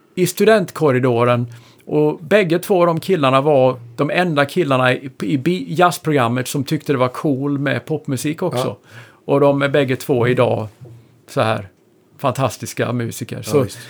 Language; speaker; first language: Swedish; native; Swedish